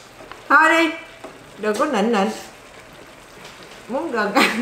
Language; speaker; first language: Vietnamese; native; Vietnamese